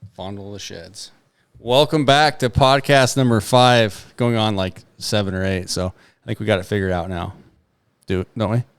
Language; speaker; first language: English; native; English